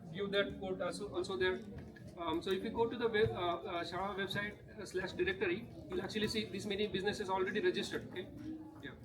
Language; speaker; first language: English; non-native, local second language; Marathi